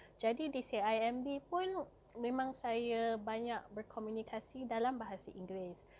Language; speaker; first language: Malay; native; Malay